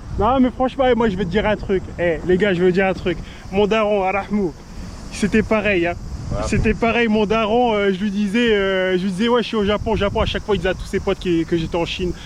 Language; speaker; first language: French; native; French